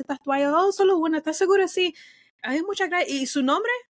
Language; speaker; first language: Spanish; early bilingual, heritage; Spanish